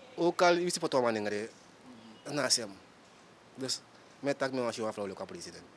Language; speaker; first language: Dutch; native; Dutch